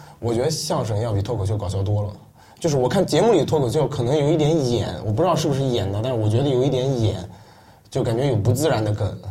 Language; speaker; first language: Chinese; non-native, local second language; Uyghur